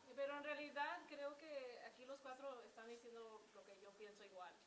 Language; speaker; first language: Spanish; early bilingual, heritage; Spanish